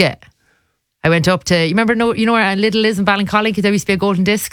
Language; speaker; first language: English; native; English